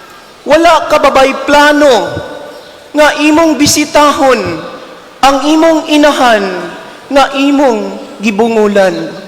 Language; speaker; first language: Cebuano; native; Cebuano